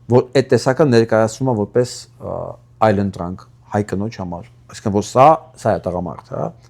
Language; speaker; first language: Armenian; native; Armenian